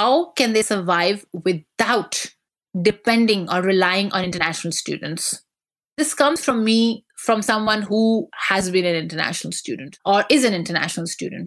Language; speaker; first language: English; non-native, local second language; Pashto